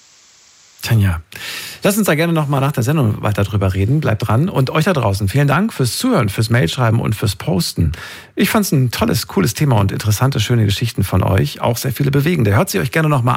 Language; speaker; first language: German; native; German